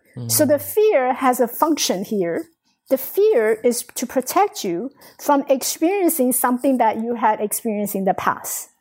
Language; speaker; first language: English; non-native, fluent; Chinese